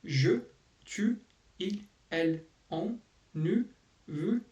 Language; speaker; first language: French; non-native, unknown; Portuguese